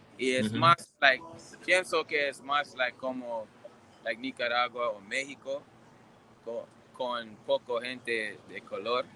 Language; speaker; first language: Spanish; non-native, learner; English